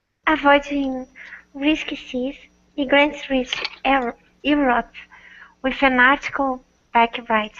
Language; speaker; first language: English; non-native, learner; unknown